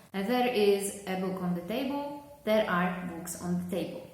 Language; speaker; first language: English; non-native, fluent; Polish